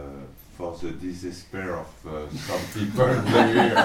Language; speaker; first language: English; non-native, learner; French